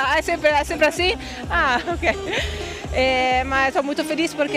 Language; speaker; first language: Portuguese; non-native, fluent; Italian